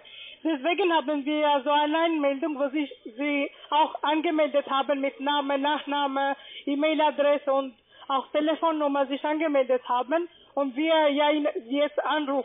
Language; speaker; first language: German; non-native, learner; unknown